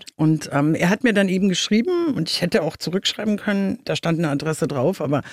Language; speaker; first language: German; native; German